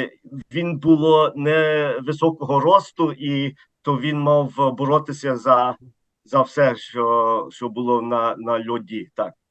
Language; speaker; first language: Ukrainian; early bilingual, heritage; Ukrainian